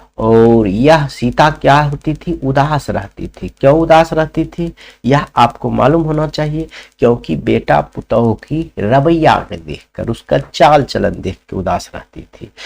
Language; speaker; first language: Hindi; native; Hindi